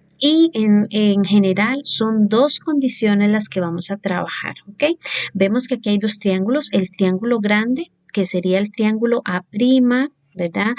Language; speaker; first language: Spanish; native; Spanish